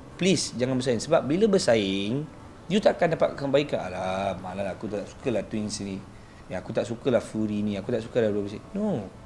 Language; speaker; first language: Malay; native; Malay